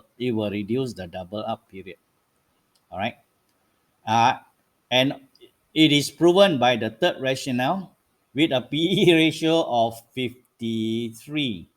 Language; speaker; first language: English; non-native, local second language; Malay